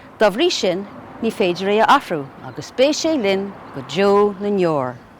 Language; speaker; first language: Irish; non-native, local second language; English